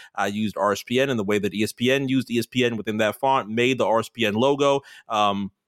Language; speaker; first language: English; native; English